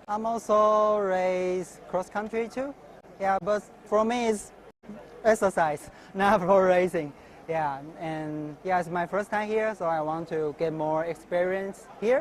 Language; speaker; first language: English; non-native, learner; Chinese